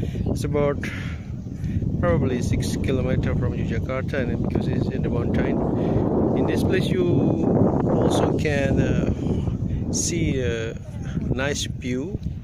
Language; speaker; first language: English; non-native, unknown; Indonesian